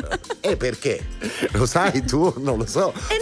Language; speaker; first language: Italian; native; Italian